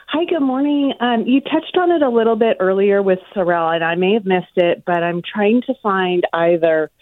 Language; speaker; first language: English; early bilingual, other home language; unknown